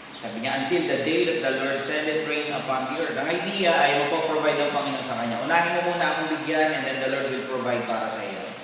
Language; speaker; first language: Filipino; non-native, local second language; Iloko